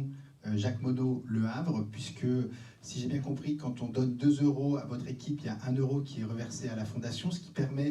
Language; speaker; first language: French; native; French